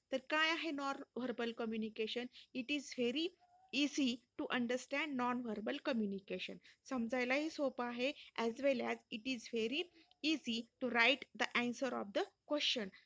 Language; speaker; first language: English; non-native, local second language; Marathi